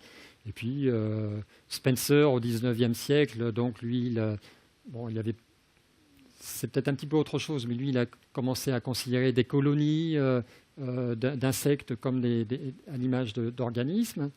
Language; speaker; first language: French; native; French